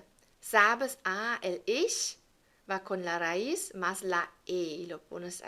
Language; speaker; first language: Spanish; non-native, fluent; German